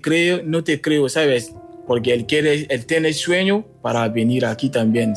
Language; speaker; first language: Spanish; non-native, learner; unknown